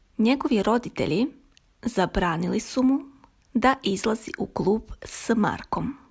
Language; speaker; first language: Croatian; native; Croatian